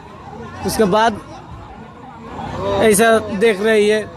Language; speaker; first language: Hindi; non-native, local second language; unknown